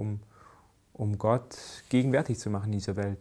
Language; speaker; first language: German; native; German